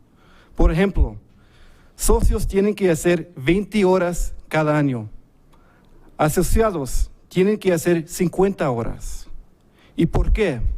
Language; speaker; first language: Spanish; early bilingual, heritage; English